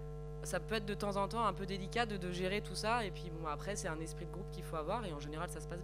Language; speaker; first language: French; native; French